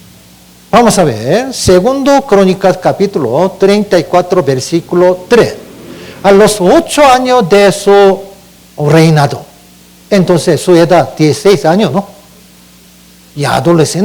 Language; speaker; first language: Spanish; non-native, learner; Korean